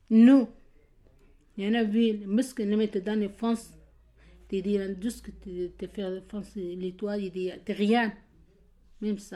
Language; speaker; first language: French; non-native, learner; Kurdish